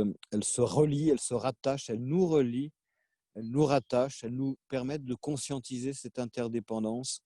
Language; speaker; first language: French; native; French